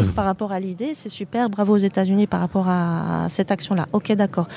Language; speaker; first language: French; native; French